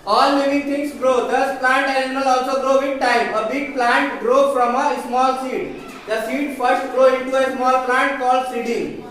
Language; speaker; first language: English; non-native, local second language; Hindi